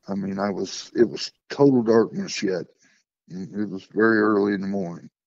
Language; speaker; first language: English; native; English